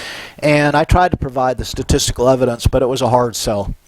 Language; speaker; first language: English; native; English